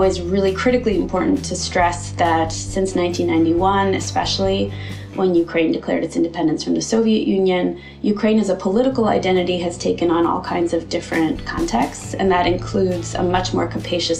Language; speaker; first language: English; early bilingual, other home language; Ukrainian